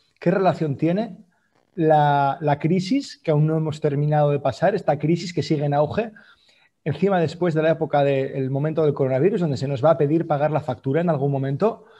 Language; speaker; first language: Spanish; native; Spanish